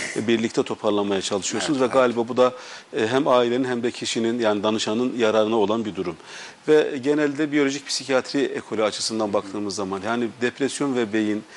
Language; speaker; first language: Turkish; native; Turkish